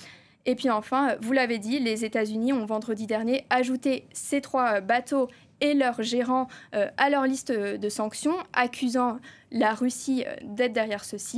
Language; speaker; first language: French; native; French